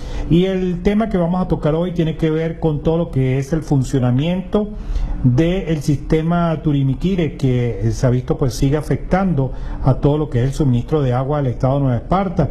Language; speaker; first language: Spanish; native; Spanish